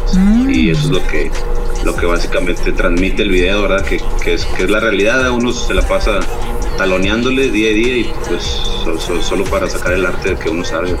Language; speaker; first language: Spanish; native; Spanish